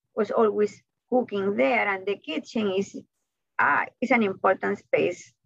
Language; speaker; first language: English; non-native, fluent; Spanish